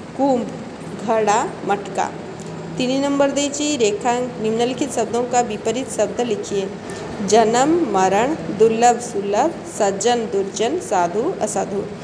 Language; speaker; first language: Hindi; non-native, local second language; Odia